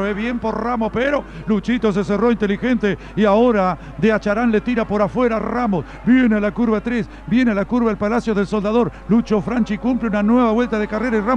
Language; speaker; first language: Spanish; native; Spanish